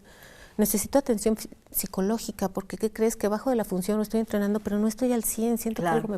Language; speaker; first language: Spanish; native; Spanish